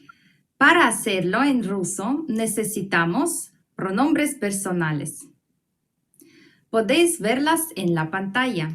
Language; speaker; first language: Spanish; non-native, fluent; Russian